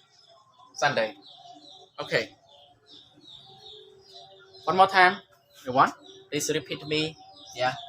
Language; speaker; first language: English; non-native, learner; Khmer